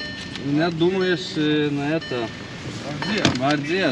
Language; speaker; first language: Russian; non-native, learner; Lithuanian